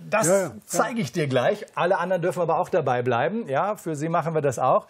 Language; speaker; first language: German; native; German